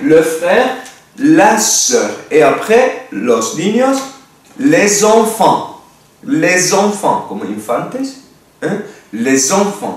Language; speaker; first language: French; non-native, fluent; Spanish